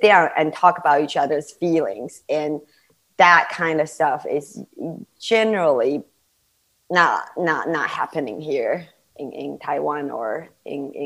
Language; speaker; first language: English; non-native, fluent; Chinese